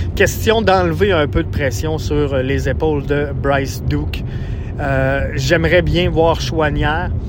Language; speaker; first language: French; native; French